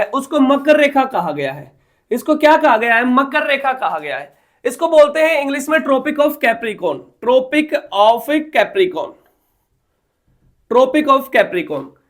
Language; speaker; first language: Hindi; native; Hindi